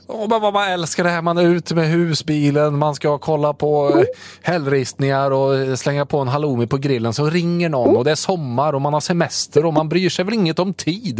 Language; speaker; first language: Swedish; native; Swedish